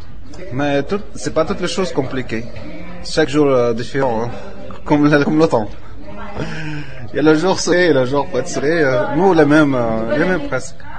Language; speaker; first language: French; non-native, learner; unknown